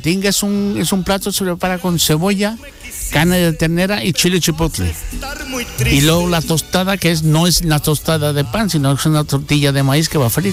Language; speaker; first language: Spanish; native; Spanish